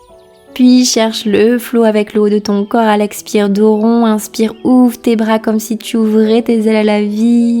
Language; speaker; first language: French; native; French